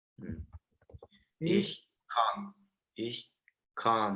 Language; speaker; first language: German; non-native, learner; Turkish